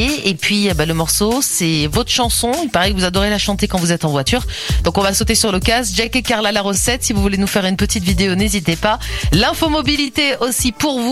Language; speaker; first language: French; native; French